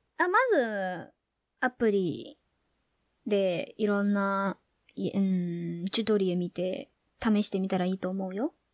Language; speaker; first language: Japanese; non-native, fluent; Burmese